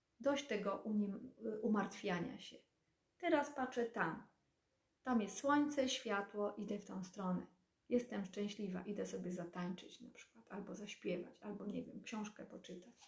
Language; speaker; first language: Polish; native; Polish